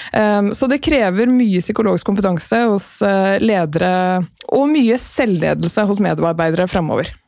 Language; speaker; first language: Norwegian; native; Norwegian